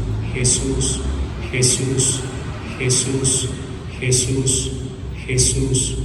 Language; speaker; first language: Spanish; native; Spanish